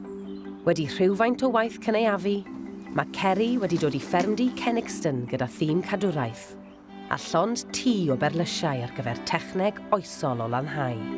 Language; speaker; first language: Welsh; native; Welsh